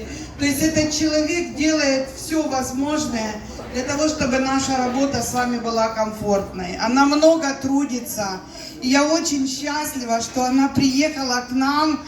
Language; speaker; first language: Russian; native; Russian